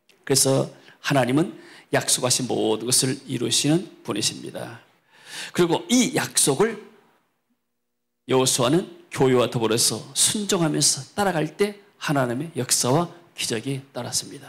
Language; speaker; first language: Korean; native; Korean